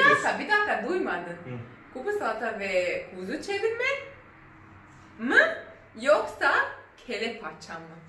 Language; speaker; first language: Turkish; non-native, learner; Serbian